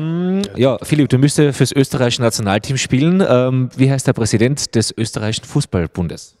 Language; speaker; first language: German; native; German